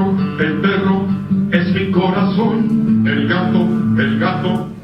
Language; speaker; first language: Spanish; non-native, learner; English